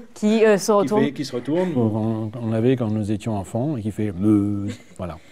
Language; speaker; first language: French; native; French